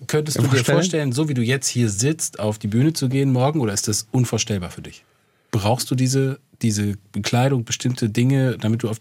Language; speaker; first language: German; native; German